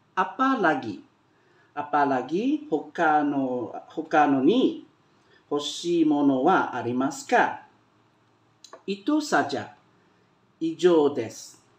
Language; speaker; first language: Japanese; non-native, learner; Malay